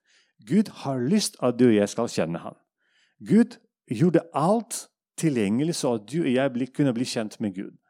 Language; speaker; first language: Norwegian; non-native, fluent; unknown